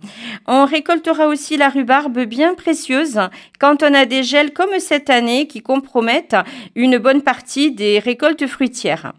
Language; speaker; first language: French; native; French